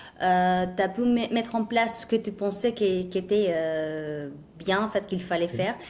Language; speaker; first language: French; non-native, fluent; Spanish